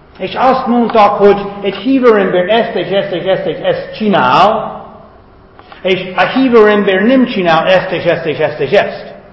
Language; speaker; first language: Hungarian; non-native, fluent; English